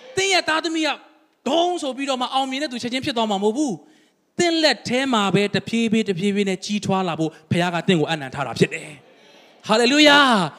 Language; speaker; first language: Burmese; non-native, local second language; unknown